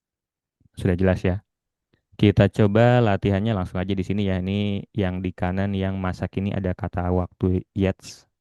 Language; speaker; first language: Indonesian; native; Indonesian